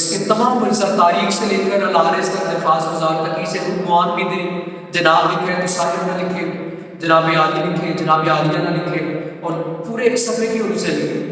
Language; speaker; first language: Urdu; non-native, local second language; Punjabi